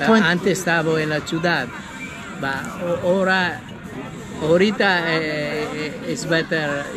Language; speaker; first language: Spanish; non-native, learner; Italian